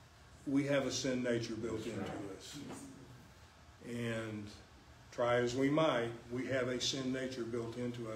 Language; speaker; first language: English; native; English